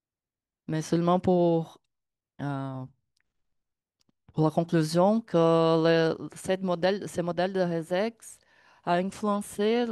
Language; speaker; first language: French; non-native, learner; Portuguese